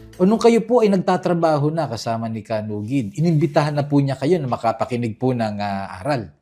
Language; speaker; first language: Filipino; native; Filipino